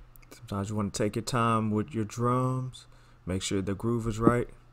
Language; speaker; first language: English; native; English